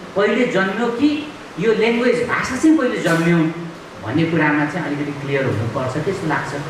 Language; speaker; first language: Nepali; non-native, local second language; Limbu